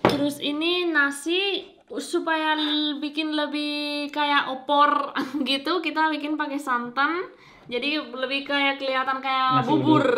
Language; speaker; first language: Indonesian; non-native, fluent; Spanish